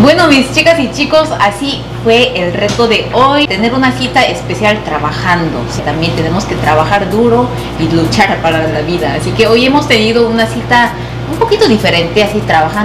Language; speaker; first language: Spanish; non-native, fluent; Korean